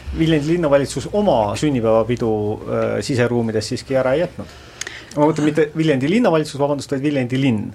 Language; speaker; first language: Estonian; native; Estonian